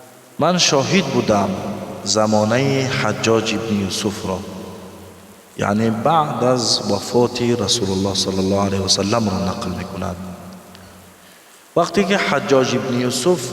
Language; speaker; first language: Persian; native; Persian